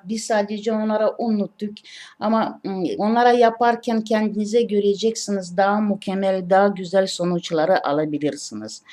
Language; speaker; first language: Turkish; non-native, learner; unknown